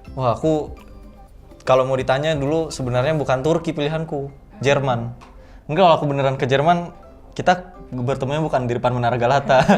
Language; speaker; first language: Indonesian; native; Indonesian